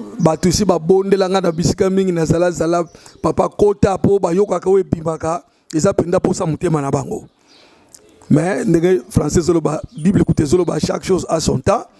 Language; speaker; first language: Lingala; native; Lingala